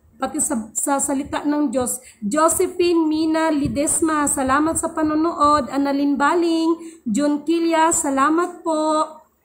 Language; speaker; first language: Filipino; non-native, local second language; Cebuano